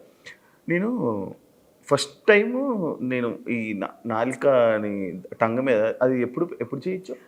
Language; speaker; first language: Telugu; native; Telugu